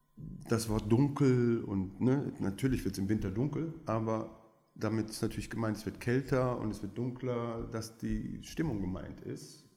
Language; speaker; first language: German; non-native, fluent; French